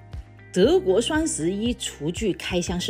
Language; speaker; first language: Chinese; non-native, local second language; Cantonese